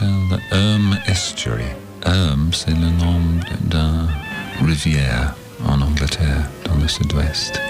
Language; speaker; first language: French; non-native, learner; English